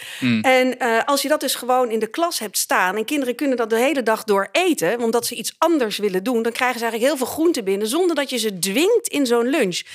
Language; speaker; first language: Dutch; native; Dutch